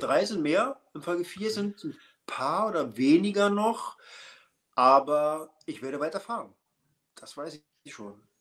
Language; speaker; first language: German; native; German